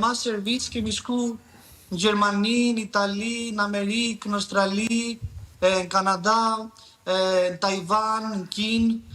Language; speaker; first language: Albanian; early bilingual, heritage; Albanian